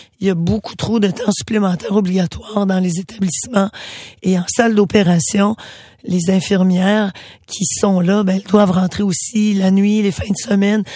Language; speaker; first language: French; native; French